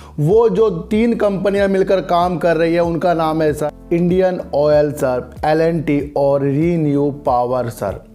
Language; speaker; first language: Hindi; native; Hindi